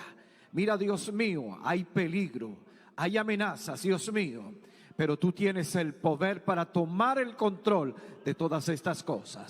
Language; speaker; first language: Spanish; native; Spanish